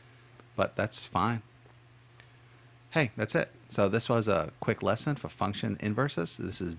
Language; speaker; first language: English; native; English